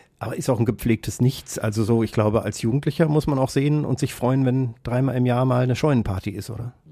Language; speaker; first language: German; native; German